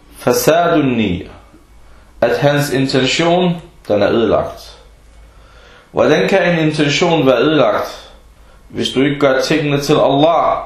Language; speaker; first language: Danish; early bilingual, other home language; Arabic